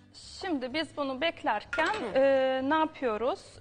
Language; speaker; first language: Turkish; non-native, fluent; Ukrainian